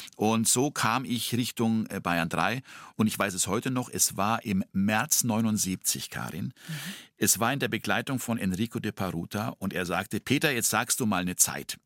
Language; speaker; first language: German; native; German